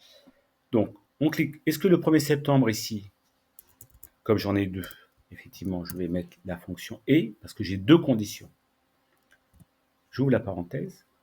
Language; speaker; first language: French; native; French